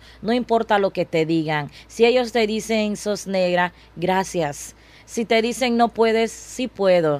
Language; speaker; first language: Spanish; non-native, local second language; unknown